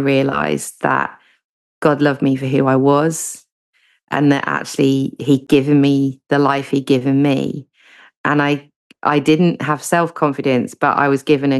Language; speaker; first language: English; native; English